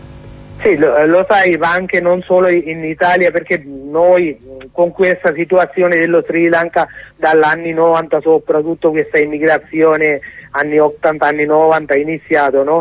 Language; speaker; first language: Italian; non-native, learner; Sinhala